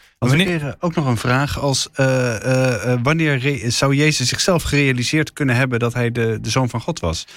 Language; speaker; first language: Dutch; native; Dutch